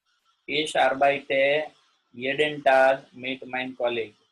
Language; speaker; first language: German; non-native, learner; Gujarati